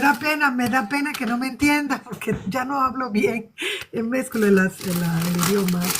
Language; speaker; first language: Spanish; early bilingual, other home language; Portuguese